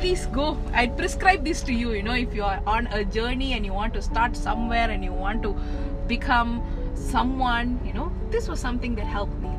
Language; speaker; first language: English; non-native, local second language; Tamil